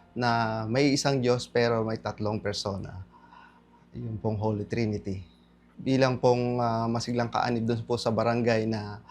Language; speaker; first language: Filipino; native; Filipino